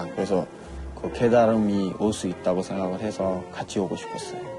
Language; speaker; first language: Korean; non-native, fluent; Nepali